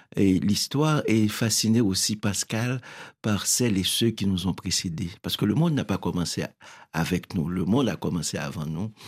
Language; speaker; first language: French; non-native, local second language; Haitian Creole